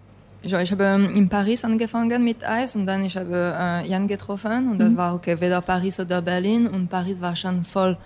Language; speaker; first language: German; non-native, fluent; English